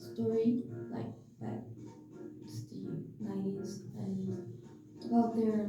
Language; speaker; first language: English; non-native, learner; Korean